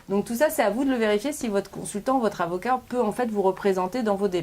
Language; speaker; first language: French; native; French